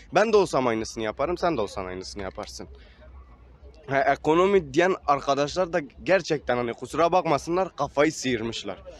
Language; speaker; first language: Turkish; non-native, local second language; Kurdish